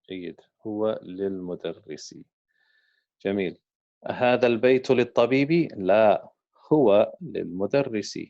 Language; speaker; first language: Arabic; non-native, fluent; English